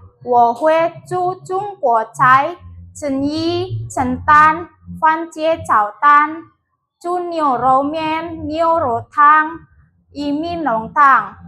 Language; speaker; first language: Chinese; non-native, learner; Indonesian